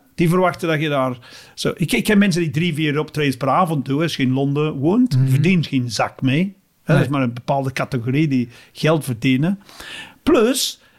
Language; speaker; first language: Dutch; non-native, fluent; English